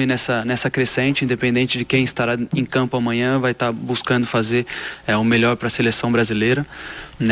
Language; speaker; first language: Portuguese; native; Portuguese